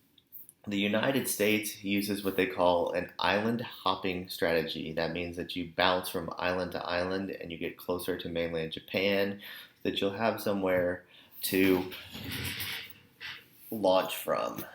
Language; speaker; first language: English; native; English